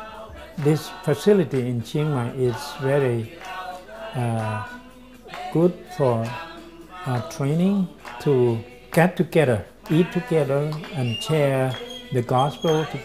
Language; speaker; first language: English; non-native, learner; Thai